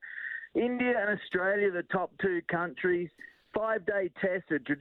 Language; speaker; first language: English; native; English